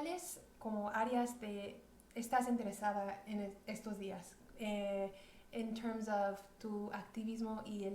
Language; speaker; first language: Spanish; early bilingual, heritage; Spanish